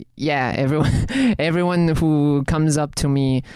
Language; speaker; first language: English; non-native, fluent; French